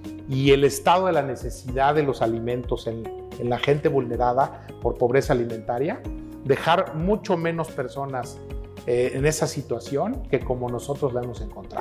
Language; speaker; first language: Spanish; native; Spanish